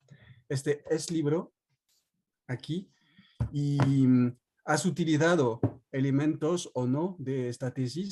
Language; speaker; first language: Spanish; non-native, learner; French